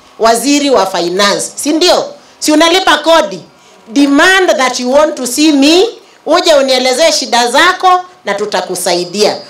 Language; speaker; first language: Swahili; native; Swahili